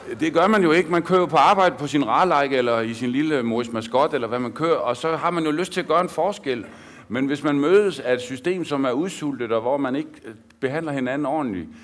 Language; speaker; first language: Danish; native; Danish